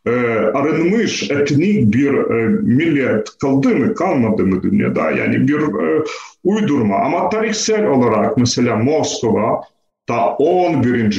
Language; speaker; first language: Turkish; non-native, fluent; Ukrainian